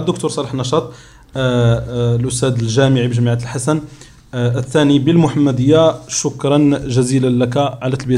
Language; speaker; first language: Arabic; native; Arabic